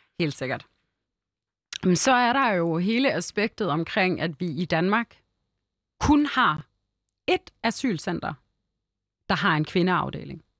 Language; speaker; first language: Danish; early bilingual, other home language; Arabic